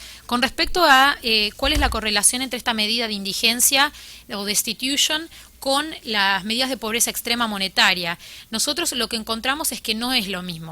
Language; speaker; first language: Spanish; native; Spanish